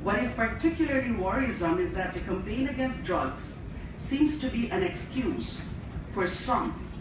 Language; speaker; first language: English; non-native, local second language; Filipino